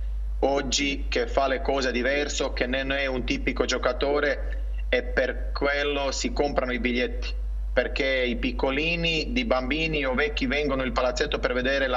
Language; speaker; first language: Italian; non-native, fluent; Croatian